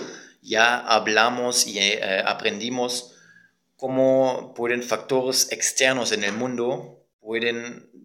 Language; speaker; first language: Spanish; non-native, fluent; German